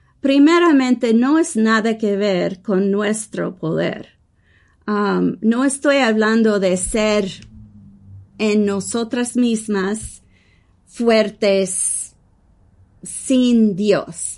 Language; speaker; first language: Spanish; early bilingual, heritage; English